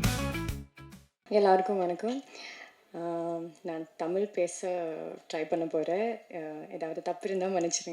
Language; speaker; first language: Tamil; non-native, learner; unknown